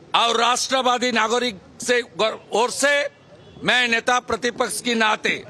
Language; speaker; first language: Hindi; non-native, local second language; Bangla